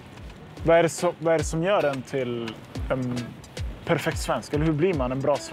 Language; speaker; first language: Swedish; early bilingual, other home language; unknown